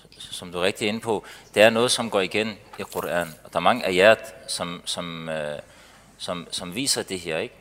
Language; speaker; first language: Danish; early bilingual, other home language; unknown